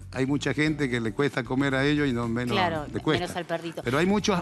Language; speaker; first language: Spanish; native; Spanish